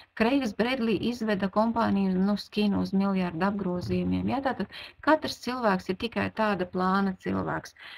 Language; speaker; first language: Latvian; non-native, local second language; Russian